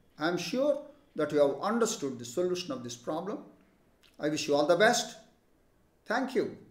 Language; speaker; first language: English; non-native, local second language; Telugu